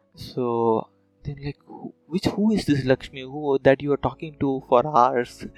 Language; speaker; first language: English; non-native, local second language; Telugu